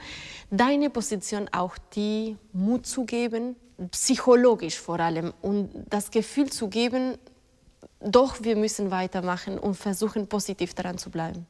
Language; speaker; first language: German; non-native, fluent; Spanish